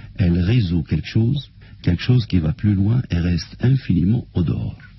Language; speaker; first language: French; non-native, local second language; Arabic